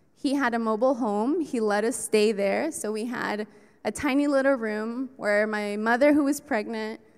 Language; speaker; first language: English; early bilingual, other home language; Spanish